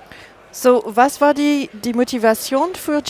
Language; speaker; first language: German; non-native, learner; English